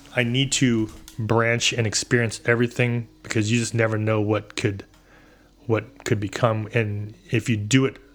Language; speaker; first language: English; native; English